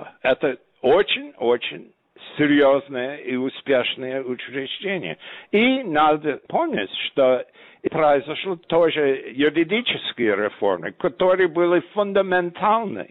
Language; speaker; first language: Russian; non-native, fluent; English